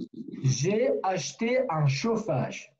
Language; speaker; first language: French; non-native, fluent; Kurdish